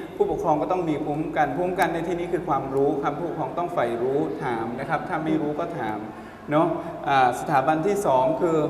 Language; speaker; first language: Thai; native; Thai